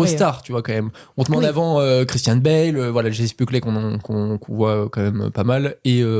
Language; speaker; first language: French; native; French